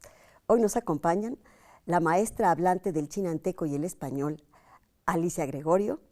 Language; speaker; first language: Spanish; native; Spanish